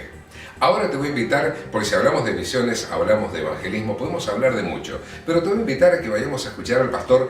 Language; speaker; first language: Spanish; native; Spanish